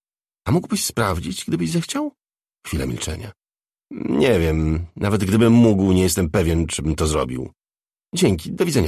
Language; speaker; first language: Polish; native; Polish